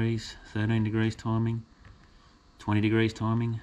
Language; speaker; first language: English; native; English